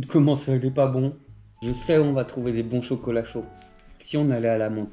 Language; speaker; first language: French; native; French